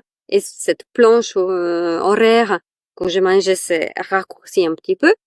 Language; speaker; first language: French; non-native, fluent; Polish